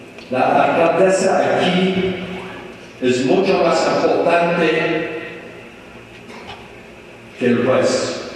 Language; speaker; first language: Spanish; non-native, fluent; English